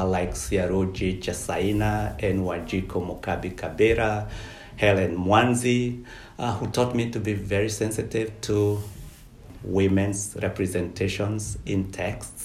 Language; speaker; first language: English; non-native, local second language; Kikuyu